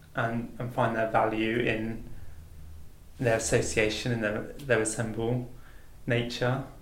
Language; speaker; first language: English; native; English